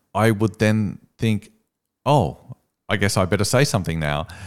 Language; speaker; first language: English; native; English